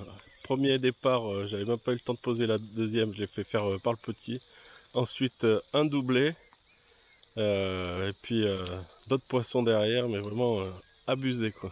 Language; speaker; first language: French; native; French